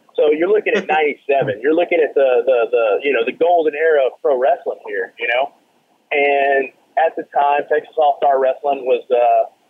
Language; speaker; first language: English; native; English